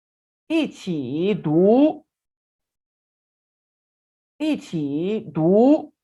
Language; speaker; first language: Chinese; non-native, fluent; Urdu